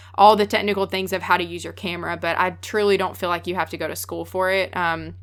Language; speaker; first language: English; native; English